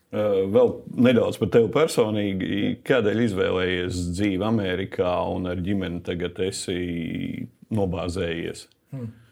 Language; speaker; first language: Latvian; native; Latvian